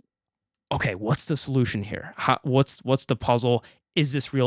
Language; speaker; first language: English; native; English